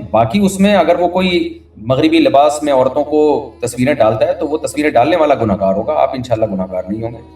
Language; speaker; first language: Urdu; native; Urdu